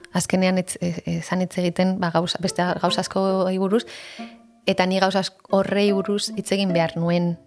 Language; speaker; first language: Basque; non-native, local second language; Spanish